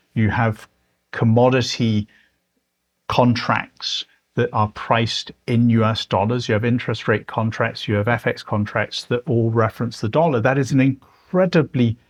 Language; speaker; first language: English; native; English